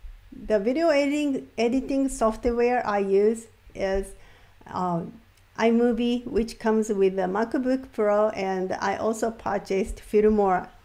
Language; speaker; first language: English; non-native, fluent; Japanese